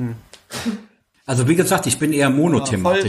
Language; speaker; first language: German; native; German